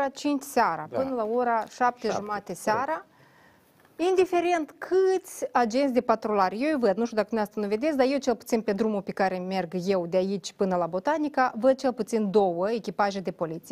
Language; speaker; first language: Romanian; native; Romanian